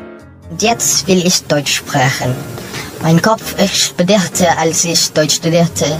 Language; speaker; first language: German; non-native, learner; Filipino